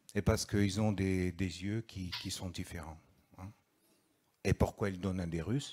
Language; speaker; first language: French; non-native, fluent; Russian